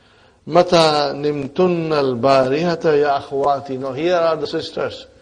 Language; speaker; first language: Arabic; non-native, fluent; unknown